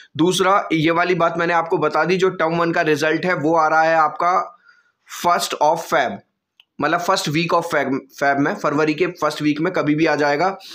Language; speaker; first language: Hindi; native; Hindi